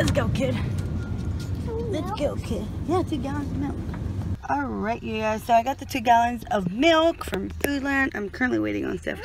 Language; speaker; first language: English; native; English